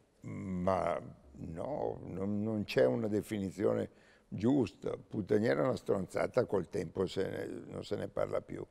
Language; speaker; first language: Italian; native; Italian